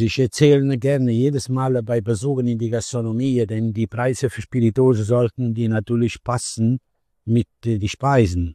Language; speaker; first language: German; non-native, learner; Italian